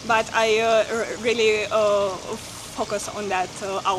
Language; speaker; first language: English; non-native, fluent; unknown